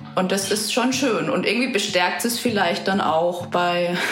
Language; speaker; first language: German; native; German